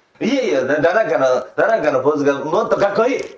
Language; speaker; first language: Japanese; non-native, fluent; Korean